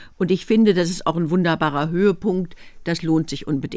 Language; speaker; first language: German; native; German